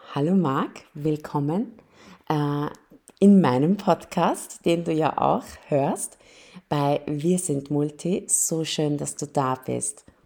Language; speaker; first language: German; early bilingual, other home language; Persian